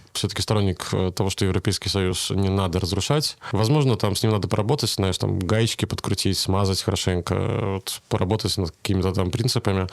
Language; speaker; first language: Russian; native; Russian